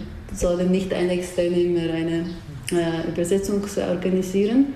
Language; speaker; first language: German; non-native, fluent; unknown